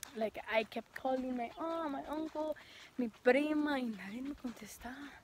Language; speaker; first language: English; early bilingual, other home language; Spanish